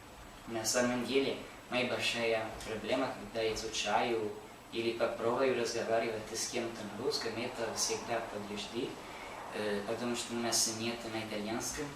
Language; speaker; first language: Russian; non-native, learner; Italian